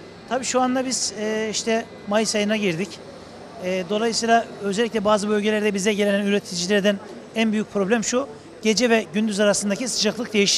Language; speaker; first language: Turkish; native; Turkish